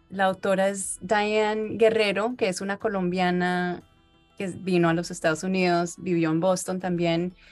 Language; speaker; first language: Spanish; early bilingual, heritage; Spanish